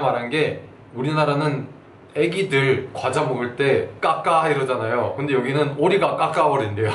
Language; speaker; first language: Korean; native; Korean